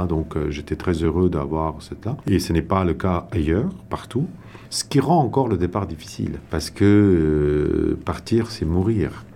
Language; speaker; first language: French; non-native, local second language; Tamil